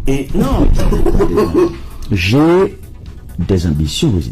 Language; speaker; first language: French; non-native, local second language; Haitian Creole